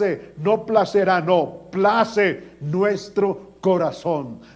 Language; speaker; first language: Spanish; native; Spanish